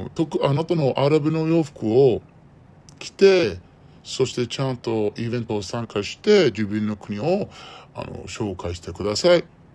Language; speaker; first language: Japanese; non-native, learner; Arabic